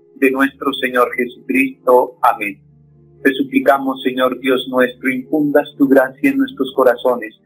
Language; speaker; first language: Spanish; native; Spanish